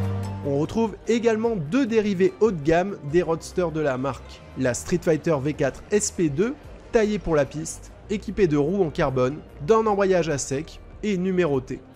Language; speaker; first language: French; native; French